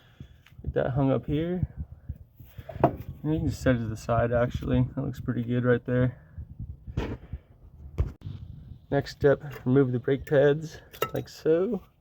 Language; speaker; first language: English; native; English